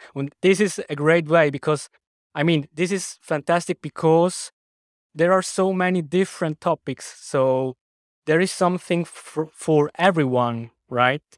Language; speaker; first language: English; non-native, fluent; Swiss German